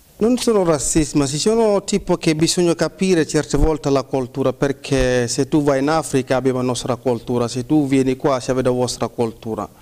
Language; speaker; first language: Italian; non-native, learner; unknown